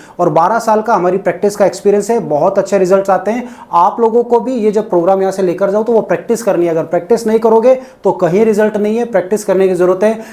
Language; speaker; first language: Hindi; native; Hindi